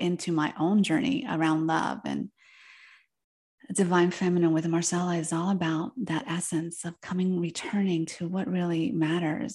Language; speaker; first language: English; early bilingual, other home language; Spanish